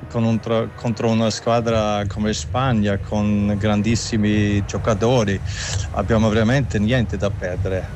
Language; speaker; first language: Italian; non-native, fluent; German